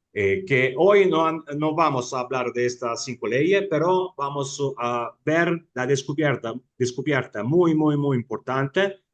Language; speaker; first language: Spanish; non-native, fluent; Italian